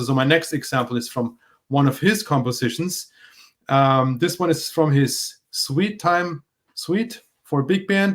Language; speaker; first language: English; non-native, fluent; German